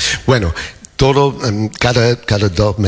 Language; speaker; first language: Spanish; non-native, learner; English